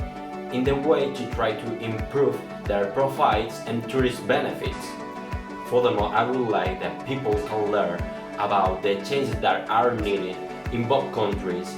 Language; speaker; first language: English; non-native, fluent; Spanish